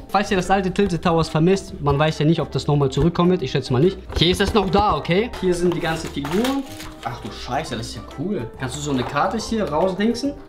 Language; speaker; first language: German; early bilingual, other home language; Russian